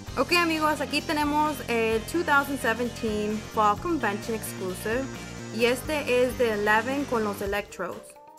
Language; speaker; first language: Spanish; early bilingual, heritage; Spanish